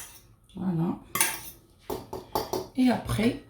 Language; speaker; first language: French; non-native, local second language; Arabic